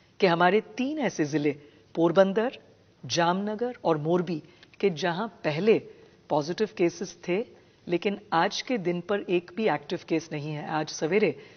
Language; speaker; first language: Hindi; non-native, local second language; Gujarati